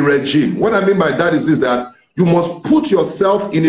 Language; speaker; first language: English; non-native, local second language; Yoruba